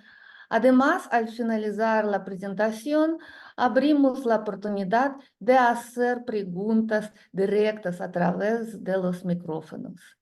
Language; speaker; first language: Spanish; non-native, learner; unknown